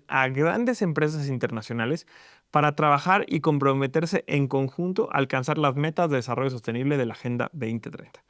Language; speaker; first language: Spanish; native; Spanish